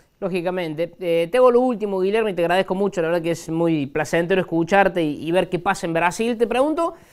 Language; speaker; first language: Spanish; native; Spanish